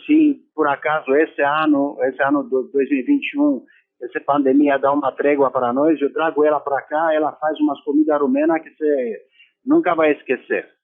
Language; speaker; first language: Portuguese; non-native, fluent; Romanian